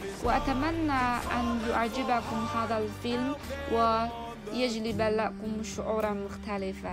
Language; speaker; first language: Arabic; non-native, learner; Chinese